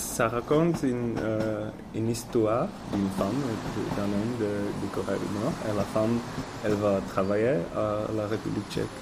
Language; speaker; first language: French; non-native, learner; Czech